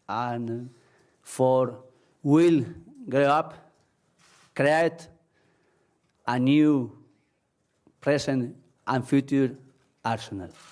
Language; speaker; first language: English; non-native, learner; Spanish